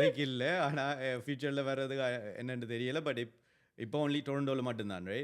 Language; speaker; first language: Tamil; early bilingual, other home language; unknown